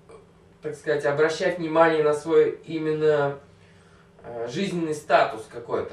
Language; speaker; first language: Russian; native; Russian